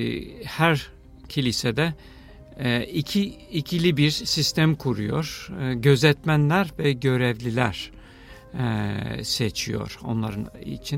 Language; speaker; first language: Turkish; non-native, fluent; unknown